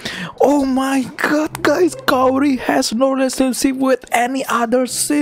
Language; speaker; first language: English; non-native, learner; Indonesian